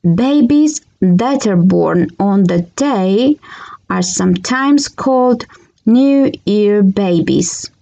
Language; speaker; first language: English; non-native, fluent; Georgian